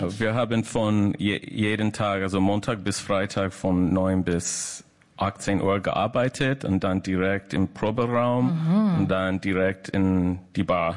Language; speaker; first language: German; non-native, learner; English